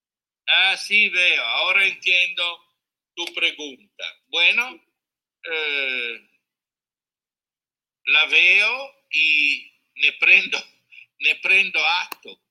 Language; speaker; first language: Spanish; non-native, learner; Italian